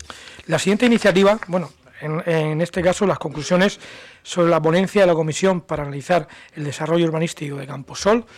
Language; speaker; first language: Spanish; native; Spanish